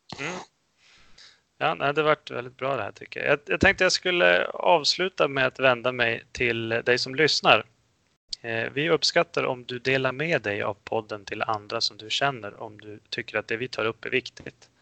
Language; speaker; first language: Swedish; early bilingual, other home language; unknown